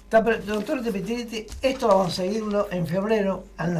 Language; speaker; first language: Spanish; native; Spanish